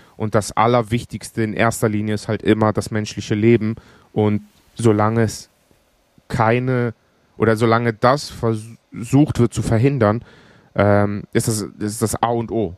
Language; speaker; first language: German; early bilingual, other home language; Greek